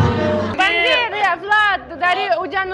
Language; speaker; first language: Indonesian; non-native, learner; Russian